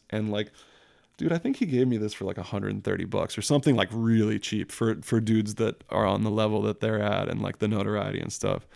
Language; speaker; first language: English; early bilingual, other home language; French